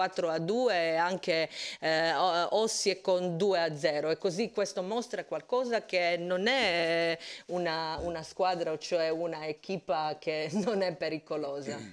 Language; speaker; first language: Italian; non-native, fluent; Croatian